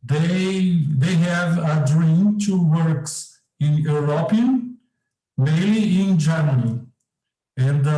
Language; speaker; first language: English; non-native, learner; Portuguese